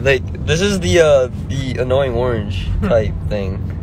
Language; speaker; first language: English; early bilingual, other home language; Korean